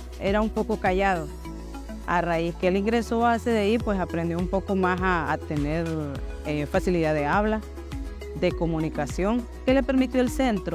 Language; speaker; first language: Spanish; native; Spanish